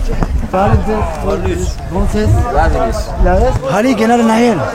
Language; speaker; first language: Armenian; non-native, learner; French